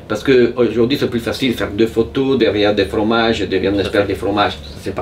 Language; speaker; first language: French; non-native, fluent; Italian